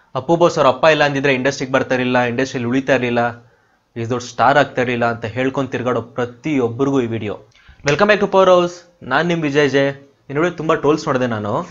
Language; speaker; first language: Kannada; non-native, local second language; Telugu